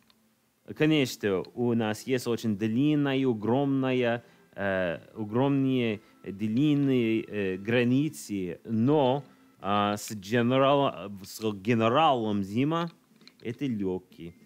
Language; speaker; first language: Russian; non-native, learner; English